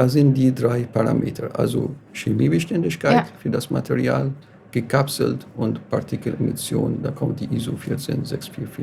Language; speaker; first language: German; non-native, fluent; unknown